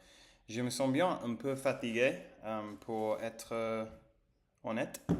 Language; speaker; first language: French; non-native, learner; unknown